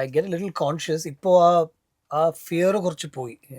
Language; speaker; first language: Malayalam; early bilingual, heritage; Malayalam